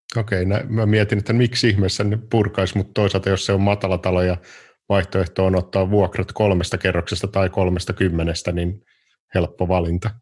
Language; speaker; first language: Finnish; native; Finnish